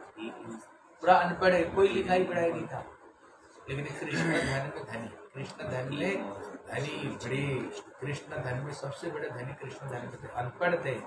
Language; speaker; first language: Hindi; non-native, local second language; Bangla